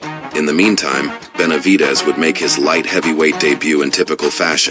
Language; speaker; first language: English; native; English